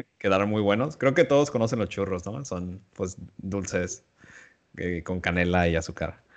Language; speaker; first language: Spanish; native; Spanish